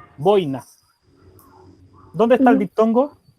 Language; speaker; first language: Spanish; native; Spanish